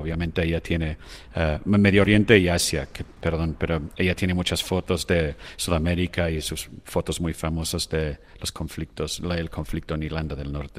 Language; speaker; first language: Spanish; non-native, fluent; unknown